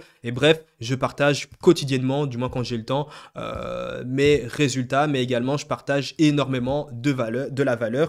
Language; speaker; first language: French; native; French